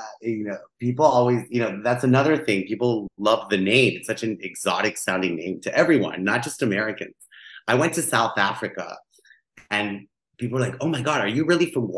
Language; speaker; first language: English; non-native, fluent; Spanish